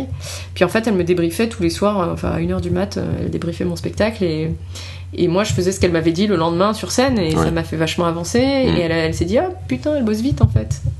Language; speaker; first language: French; native; French